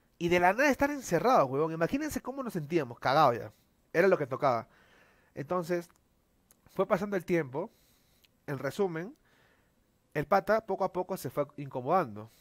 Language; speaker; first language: Spanish; native; Spanish